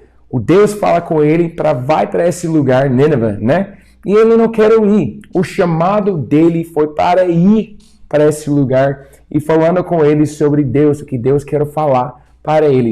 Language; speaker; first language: Portuguese; non-native, fluent; English